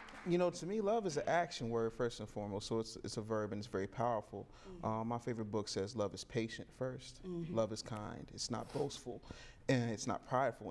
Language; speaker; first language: English; native; English